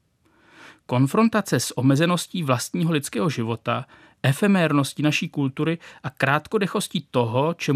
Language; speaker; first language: Czech; native; Czech